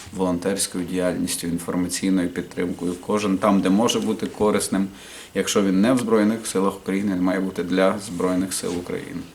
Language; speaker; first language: Ukrainian; native; Ukrainian